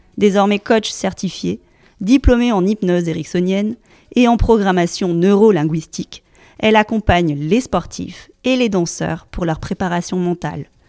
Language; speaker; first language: French; native; French